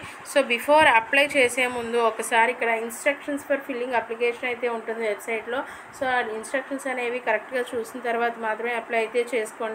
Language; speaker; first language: Telugu; native; Telugu